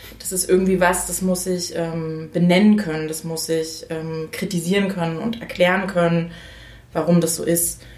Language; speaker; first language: German; native; German